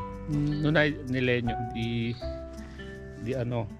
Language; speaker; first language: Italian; non-native, learner; Filipino